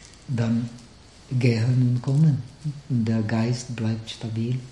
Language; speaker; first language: German; non-native, fluent; Czech